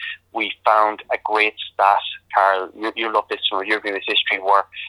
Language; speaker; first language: English; native; English